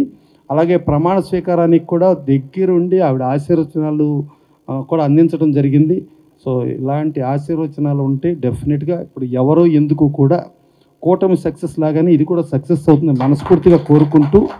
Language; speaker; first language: Telugu; native; Telugu